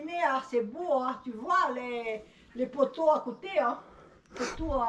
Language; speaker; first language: French; non-native, fluent; Portuguese